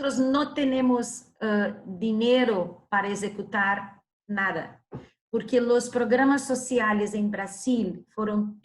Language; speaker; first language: Spanish; non-native, learner; Portuguese